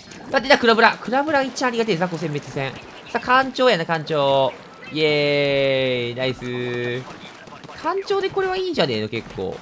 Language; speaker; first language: Japanese; native; Japanese